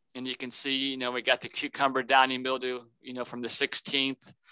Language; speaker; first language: English; native; English